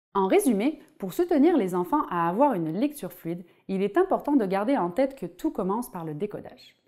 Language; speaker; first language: French; native; French